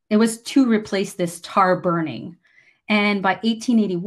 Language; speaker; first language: English; native; English